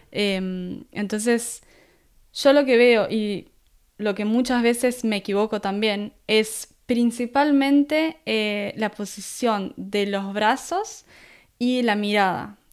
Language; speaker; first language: Spanish; native; Spanish